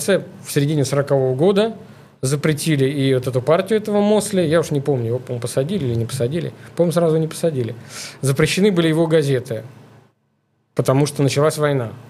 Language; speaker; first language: Russian; native; Russian